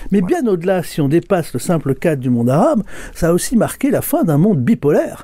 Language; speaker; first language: French; native; French